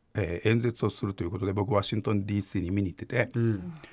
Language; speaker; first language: Japanese; native; Japanese